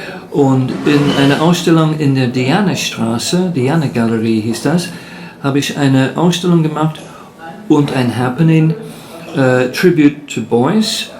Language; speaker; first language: German; non-native, fluent; English